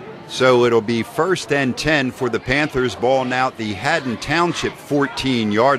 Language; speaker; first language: English; native; English